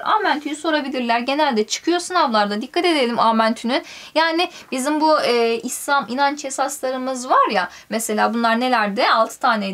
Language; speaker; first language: Turkish; native; Turkish